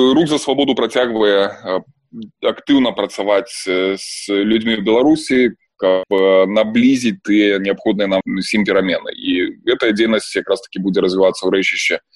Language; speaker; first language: Belarusian; non-native, local second language; Russian